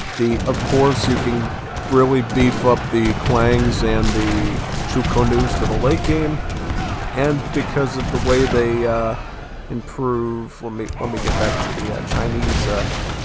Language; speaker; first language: English; native; English